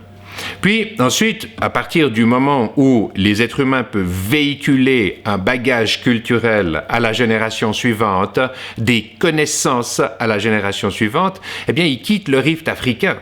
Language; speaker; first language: French; native; French